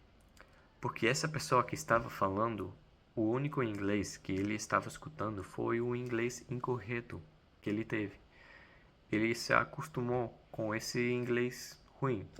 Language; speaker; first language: Portuguese; non-native, fluent; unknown